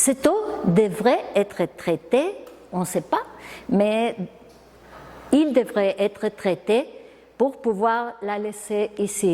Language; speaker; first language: French; non-native, fluent; Spanish